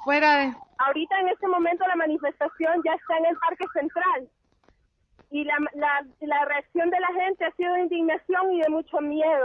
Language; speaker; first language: Spanish; native; Spanish